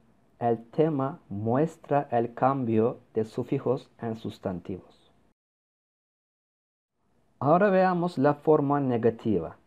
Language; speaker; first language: Spanish; non-native, learner; Turkish